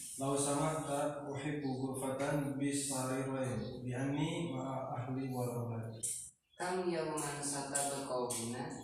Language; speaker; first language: Arabic; non-native, learner; Indonesian